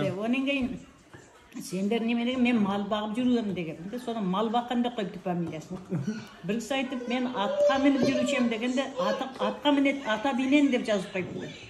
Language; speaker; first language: Kazakh; early bilingual, heritage; Kazakh